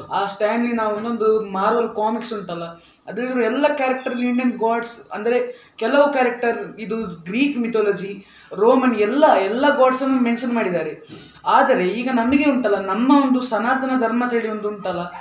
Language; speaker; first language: Kannada; native; Kannada